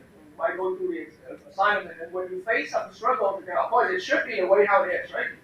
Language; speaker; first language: English; non-native, fluent; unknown